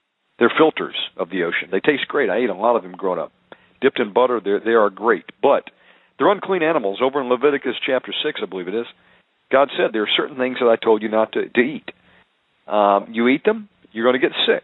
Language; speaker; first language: English; native; English